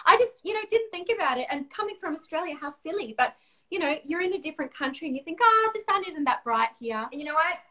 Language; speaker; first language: English; native; English